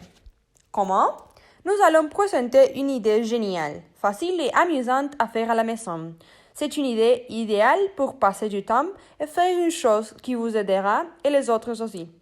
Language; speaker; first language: French; non-native, learner; Spanish